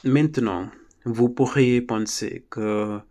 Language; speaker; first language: French; non-native, learner; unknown